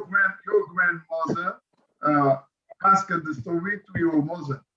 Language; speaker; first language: English; non-native, learner; French